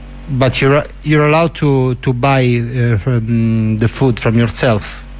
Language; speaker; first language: English; non-native, learner; Italian